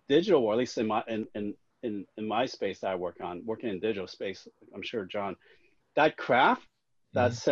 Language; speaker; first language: English; non-native, local second language; Cantonese